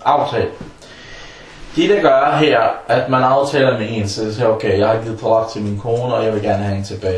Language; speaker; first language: Danish; early bilingual, other home language; Arabic